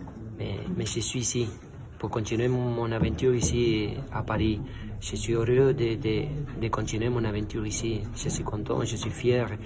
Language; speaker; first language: French; non-native, fluent; Spanish